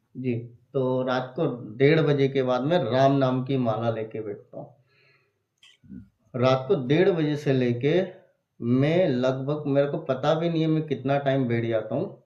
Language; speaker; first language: Hindi; native; Hindi